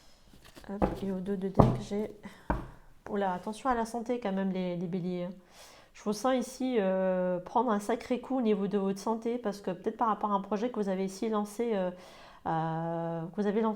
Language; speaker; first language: French; native; French